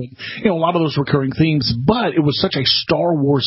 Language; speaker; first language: English; native; English